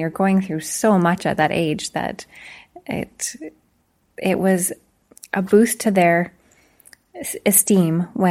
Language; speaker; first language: English; native; English